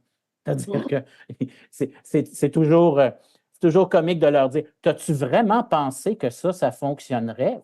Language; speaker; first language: French; native; French